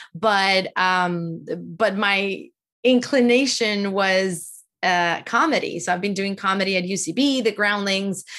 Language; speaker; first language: English; non-native, fluent; Spanish